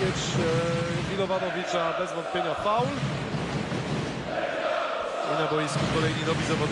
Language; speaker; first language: Polish; native; Polish